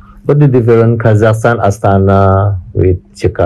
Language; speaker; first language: English; non-native, learner; Indonesian